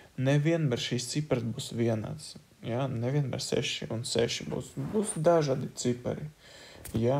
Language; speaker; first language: Latvian; non-native, local second language; Russian